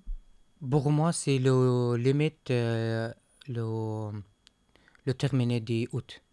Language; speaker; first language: French; non-native, learner; Arabic